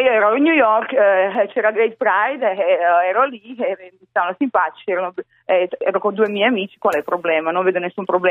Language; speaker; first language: Italian; non-native, fluent; Croatian